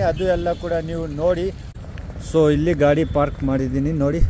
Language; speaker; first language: Kannada; non-native, local second language; Ladakhi